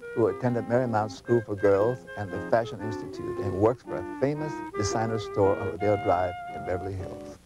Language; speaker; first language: English; native; English